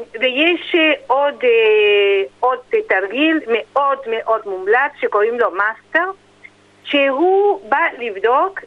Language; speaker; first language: Hebrew; non-native, fluent; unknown